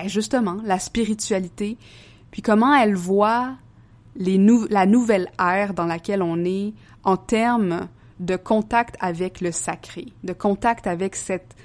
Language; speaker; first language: French; native; French